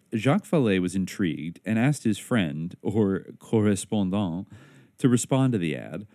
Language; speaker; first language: English; native; English